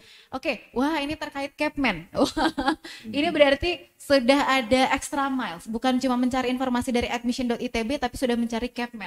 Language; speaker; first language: Indonesian; native; Indonesian